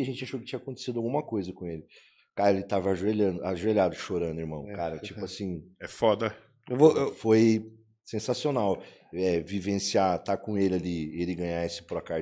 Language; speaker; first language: Portuguese; native; Portuguese